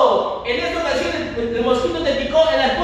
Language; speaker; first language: Spanish; native; Spanish